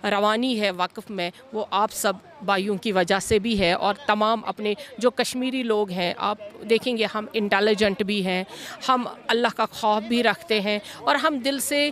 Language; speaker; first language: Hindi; non-native, local second language; Kashmiri